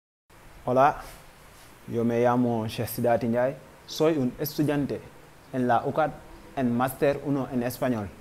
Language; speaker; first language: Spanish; non-native, learner; French